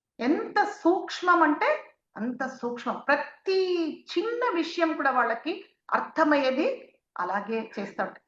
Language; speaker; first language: Telugu; native; Telugu